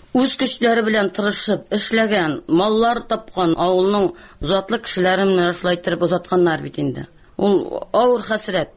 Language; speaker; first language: Tatar; native; Tatar